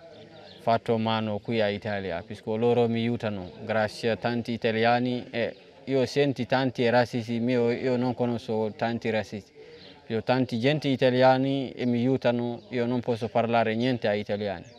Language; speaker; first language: Italian; non-native, learner; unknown